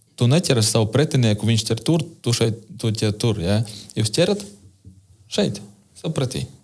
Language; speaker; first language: Latvian; non-native, local second language; Russian